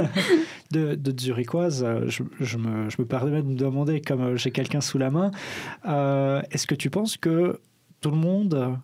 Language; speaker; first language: French; native; French